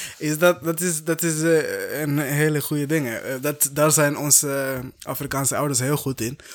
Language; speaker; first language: Dutch; early bilingual, other home language; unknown